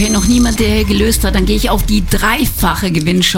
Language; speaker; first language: German; native; German